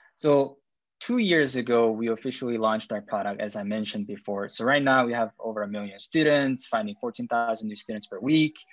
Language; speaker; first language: English; non-native, fluent; Korean